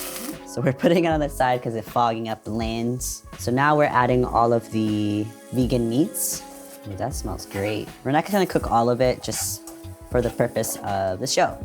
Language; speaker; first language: English; early bilingual, other home language; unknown